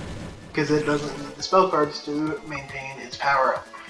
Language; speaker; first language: English; native; English